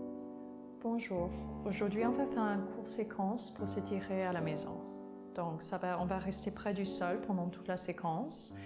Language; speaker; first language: French; non-native, fluent; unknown